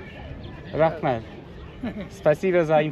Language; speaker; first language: Russian; non-native, learner; English